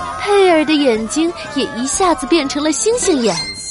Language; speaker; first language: Chinese; native; Chinese